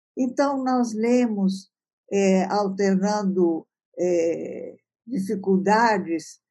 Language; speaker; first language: Portuguese; early bilingual, other home language; Italian